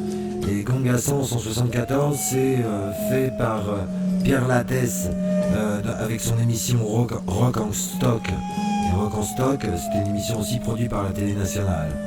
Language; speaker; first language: French; native; French